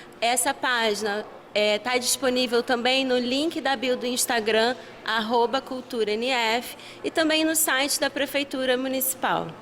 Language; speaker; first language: Portuguese; native; Portuguese